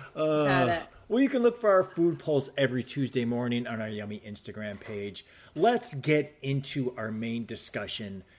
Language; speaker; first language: English; native; English